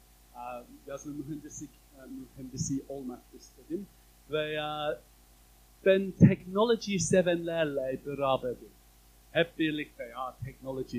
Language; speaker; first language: Turkish; non-native, fluent; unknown